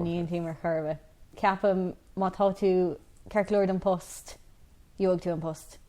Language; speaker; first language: Irish; non-native, local second language; English